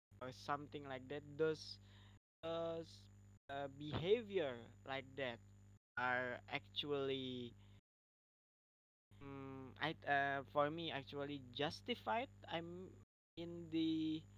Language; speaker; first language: English; non-native, learner; Indonesian